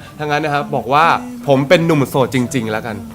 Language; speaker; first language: Thai; native; Thai